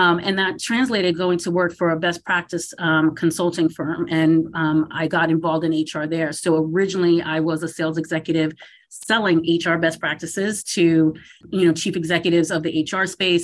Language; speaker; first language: English; native; English